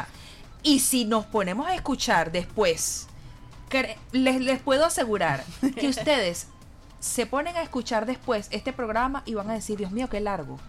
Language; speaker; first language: Spanish; native; Spanish